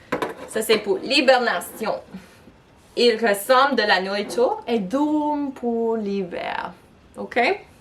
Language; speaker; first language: French; non-native, local second language; English